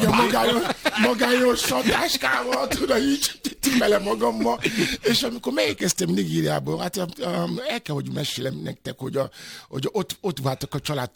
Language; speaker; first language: Hungarian; non-native, fluent; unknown